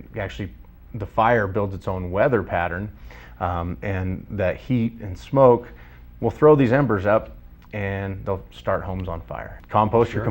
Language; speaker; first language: English; native; English